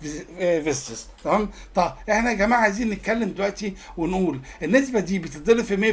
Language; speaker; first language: Arabic; native; Arabic